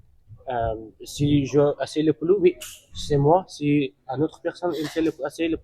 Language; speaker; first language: French; non-native, learner; Persian